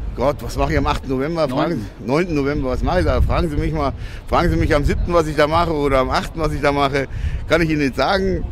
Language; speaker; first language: German; non-native, fluent; Latvian